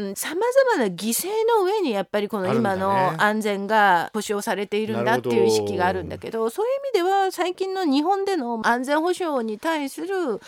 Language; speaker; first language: Japanese; non-native, fluent; Korean